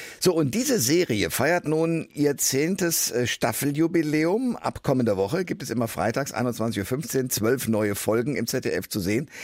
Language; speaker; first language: German; native; German